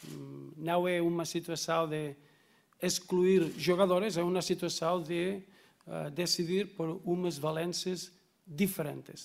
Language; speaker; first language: Portuguese; non-native, learner; Spanish